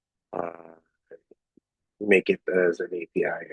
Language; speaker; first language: English; non-native, local second language; Cebuano